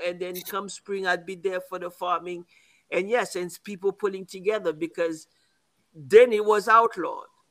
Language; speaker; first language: English; non-native, fluent; Haitian Creole